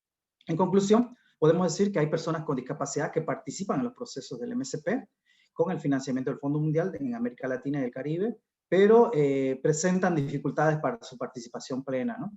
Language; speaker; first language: Spanish; native; Spanish